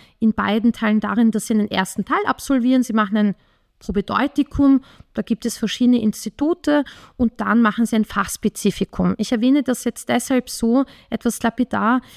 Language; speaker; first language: German; native; German